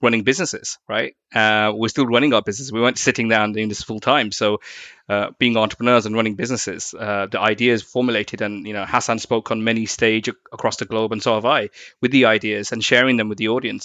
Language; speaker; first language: English; native; English